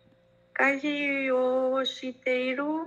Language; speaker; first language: Japanese; non-native, learner; Spanish